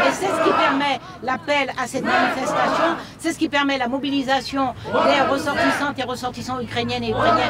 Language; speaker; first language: French; native; French